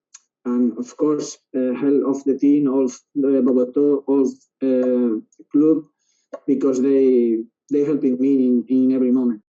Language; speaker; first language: English; non-native, learner; Spanish